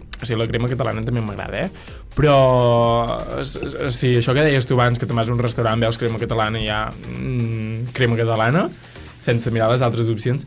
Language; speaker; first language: Catalan; native; Catalan